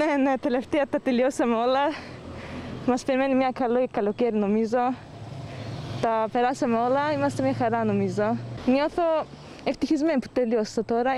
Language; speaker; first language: Greek; non-native, local second language; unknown